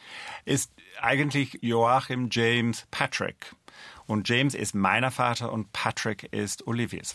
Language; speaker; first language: German; non-native, fluent; English